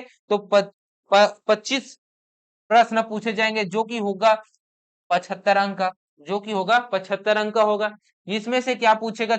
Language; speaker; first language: Hindi; native; Hindi